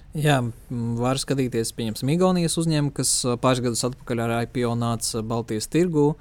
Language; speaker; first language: Latvian; non-native, local second language; Russian